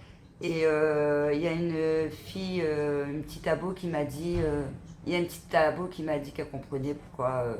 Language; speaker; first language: French; native; French